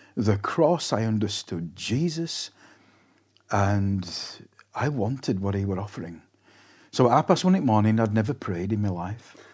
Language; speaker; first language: English; native; English